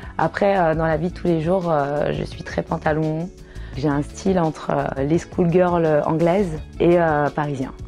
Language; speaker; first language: French; early bilingual, other home language; Kinyarwanda